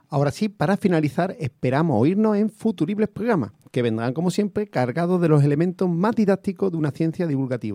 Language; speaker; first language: Spanish; native; Spanish